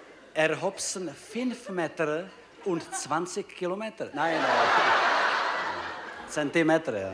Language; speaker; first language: German; non-native, learner; Czech